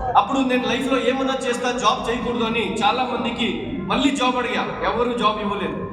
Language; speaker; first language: Telugu; non-native, local second language; Urdu